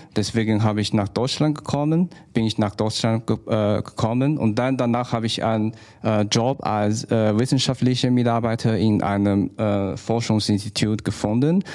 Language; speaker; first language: German; non-native, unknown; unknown